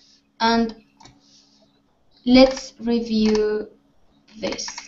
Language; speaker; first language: English; non-native, fluent; Spanish